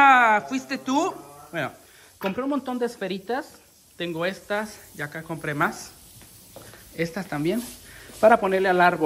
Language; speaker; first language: Spanish; native; Spanish